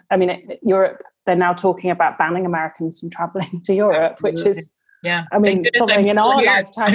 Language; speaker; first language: English; native; English